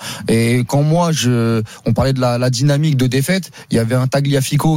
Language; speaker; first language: French; native; French